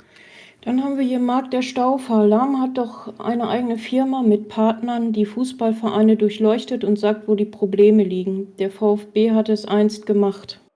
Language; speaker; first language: German; native; German